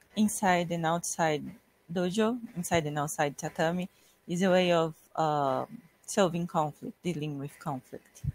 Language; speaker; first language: English; non-native, fluent; Portuguese